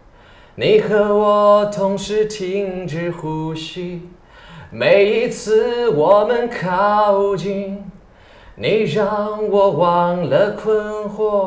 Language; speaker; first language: Chinese; native; Chinese